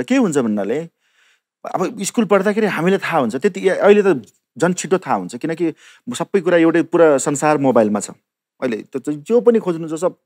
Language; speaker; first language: Nepali; non-native, local second language; Maithili